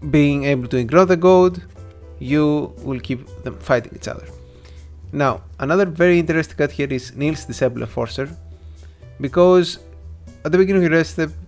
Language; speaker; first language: English; non-native, fluent; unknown